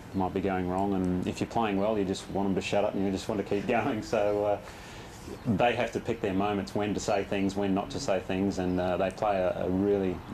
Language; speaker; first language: English; native; English